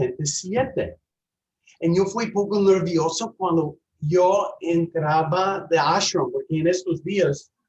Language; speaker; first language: Spanish; non-native, learner; English